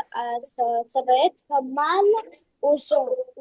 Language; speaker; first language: French; non-native, fluent; Russian